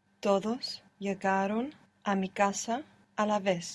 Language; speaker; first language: Spanish; non-native, learner; English